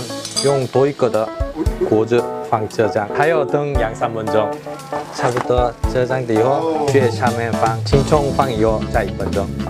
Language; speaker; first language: Chinese; non-native, learner; Korean